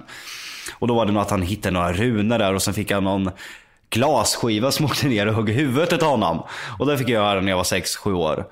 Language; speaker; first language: Swedish; native; Swedish